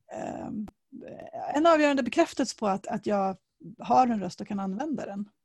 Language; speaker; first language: Swedish; native; Swedish